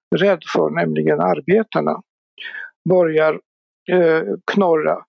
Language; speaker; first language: Swedish; non-native, fluent; Polish